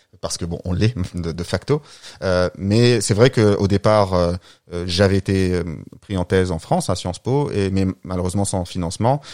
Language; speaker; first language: French; non-native, fluent; Arabic